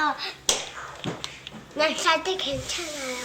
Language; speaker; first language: Korean; early bilingual, heritage; Korean